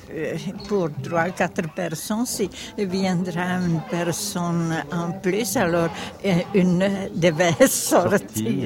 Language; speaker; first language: French; non-native, fluent; Czech